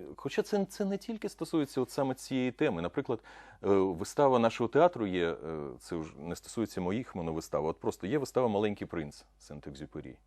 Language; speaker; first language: Ukrainian; non-native, local second language; Russian